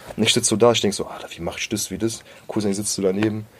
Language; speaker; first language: German; native; German